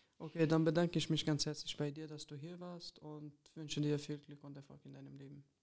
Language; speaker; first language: German; native; German